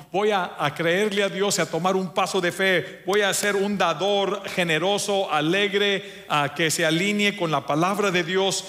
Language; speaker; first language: Spanish; early bilingual, heritage; Spanish